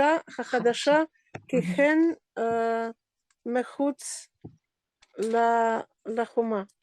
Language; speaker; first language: Hebrew; non-native, learner; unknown